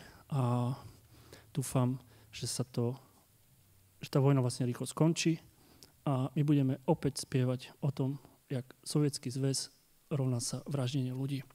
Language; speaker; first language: Slovak; native; Slovak